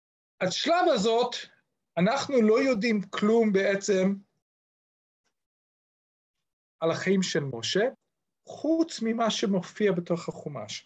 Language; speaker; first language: Hebrew; non-native, fluent; English